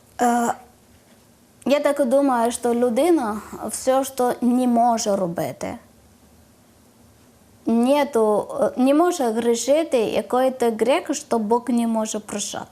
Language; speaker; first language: Ukrainian; non-native, learner; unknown